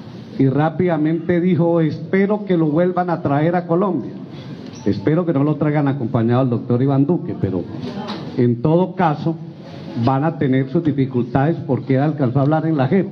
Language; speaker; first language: Spanish; native; Spanish